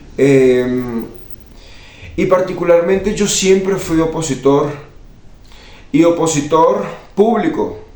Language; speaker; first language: Spanish; native; Spanish